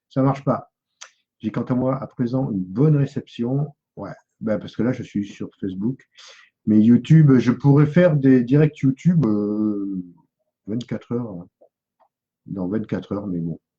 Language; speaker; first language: French; native; French